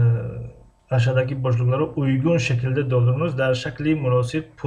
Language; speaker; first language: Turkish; non-native, fluent; Tajik